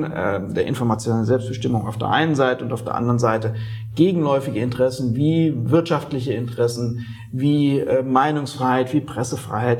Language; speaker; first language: German; native; German